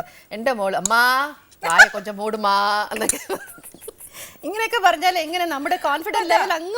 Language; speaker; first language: Malayalam; non-native, fluent; Telugu